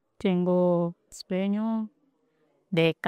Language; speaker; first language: Spanish; non-native, learner; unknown